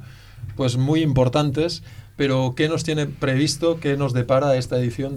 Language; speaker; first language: Spanish; native; Spanish